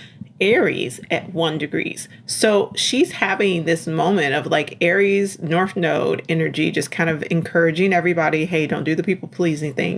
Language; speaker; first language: English; native; English